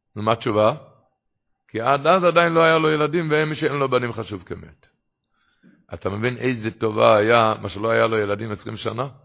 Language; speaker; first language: Hebrew; non-native, local second language; Yiddish